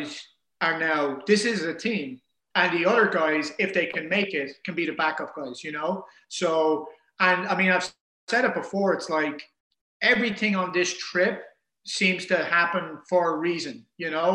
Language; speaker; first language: English; native; English